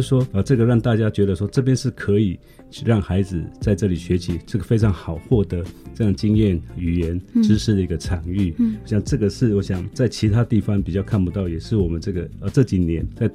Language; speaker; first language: Chinese; non-native, local second language; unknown